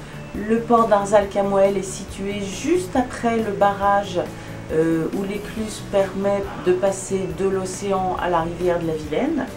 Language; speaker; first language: French; native; French